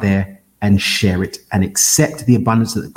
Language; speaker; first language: English; native; English